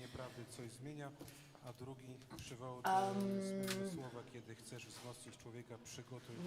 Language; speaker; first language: Polish; native; Polish